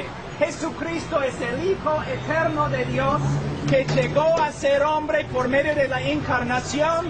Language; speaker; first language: Spanish; non-native, fluent; English